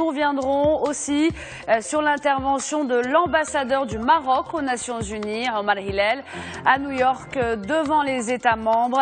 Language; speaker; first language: French; non-native, local second language; Arabic